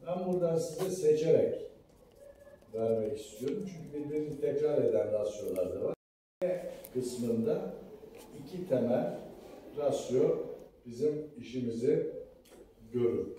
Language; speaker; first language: Turkish; native; Turkish